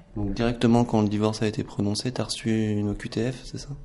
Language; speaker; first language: French; native; French